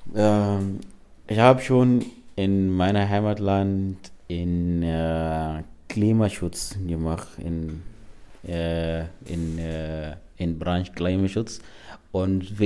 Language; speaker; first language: German; non-native, learner; Arabic